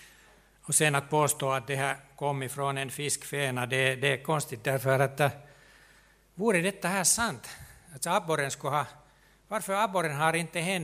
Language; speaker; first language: Swedish; non-native, local second language; Finnish